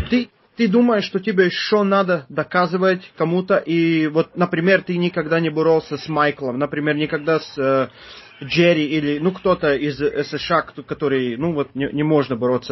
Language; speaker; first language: Russian; non-native, fluent; Latvian